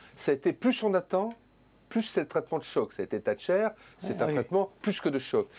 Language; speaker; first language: French; native; French